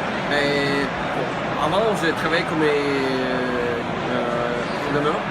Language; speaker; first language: French; non-native, learner; Russian